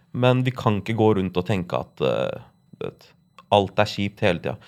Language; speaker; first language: Norwegian; native; Norwegian